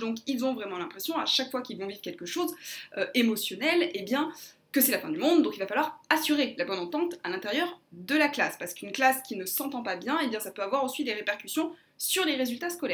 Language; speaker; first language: French; native; French